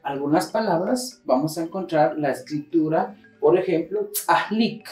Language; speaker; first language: Spanish; non-native, local second language; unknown